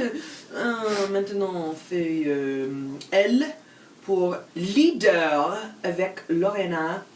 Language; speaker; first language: French; non-native, learner; English